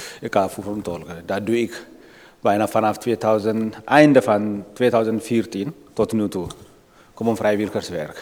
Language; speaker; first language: Dutch; non-native, learner; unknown